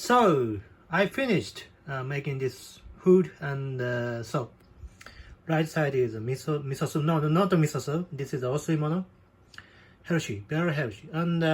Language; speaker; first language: English; non-native, learner; Japanese